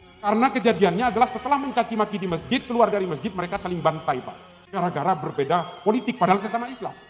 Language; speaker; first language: Indonesian; non-native, local second language; Madurese